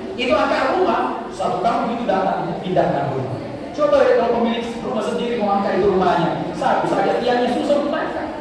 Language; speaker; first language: Indonesian; non-native, local second language; Buginese